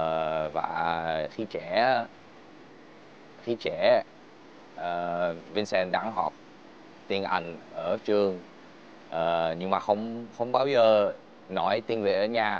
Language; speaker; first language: Vietnamese; non-native, learner; Dutch